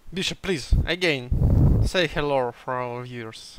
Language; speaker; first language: English; non-native, learner; Russian